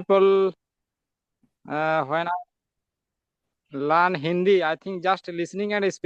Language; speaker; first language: English; non-native, learner; Santali